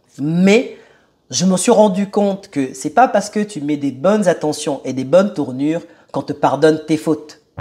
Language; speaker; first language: French; early bilingual, other home language; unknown